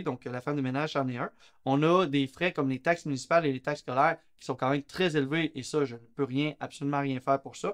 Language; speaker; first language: French; native; French